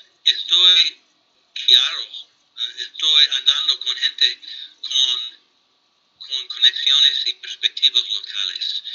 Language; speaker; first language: Spanish; non-native, fluent; English